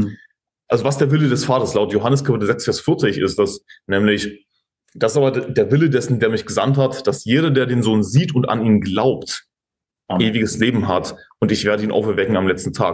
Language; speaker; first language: German; native; German